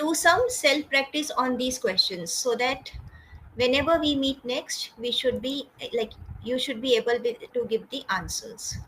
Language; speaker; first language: English; non-native, fluent; Hindi